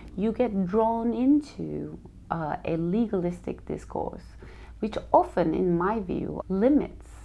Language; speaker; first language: English; non-native, fluent; Turkish